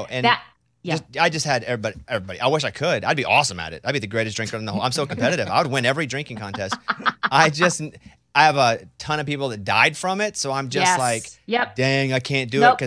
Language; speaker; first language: English; native; English